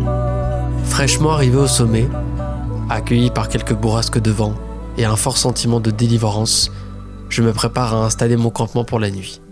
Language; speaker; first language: French; native; French